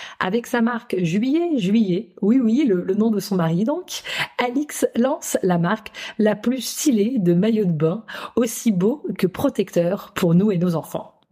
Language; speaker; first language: French; native; French